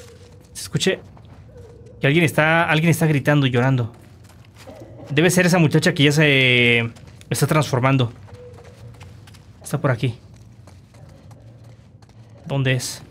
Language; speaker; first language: Spanish; native; Spanish